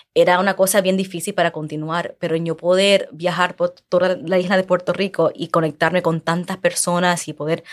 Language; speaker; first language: Spanish; early bilingual, heritage; Spanish